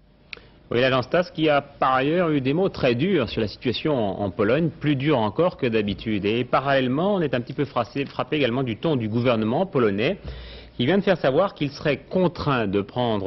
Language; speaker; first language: French; native; French